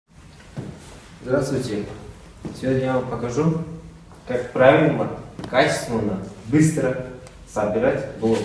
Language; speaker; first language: Russian; non-native, fluent; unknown